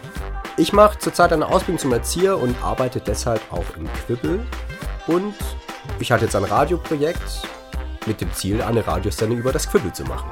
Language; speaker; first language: German; native; German